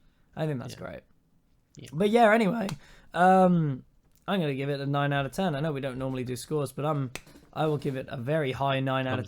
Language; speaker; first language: English; native; English